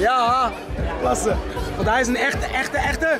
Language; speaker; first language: Dutch; native; Dutch